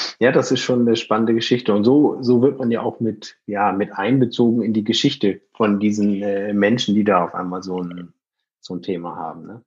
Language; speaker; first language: German; native; German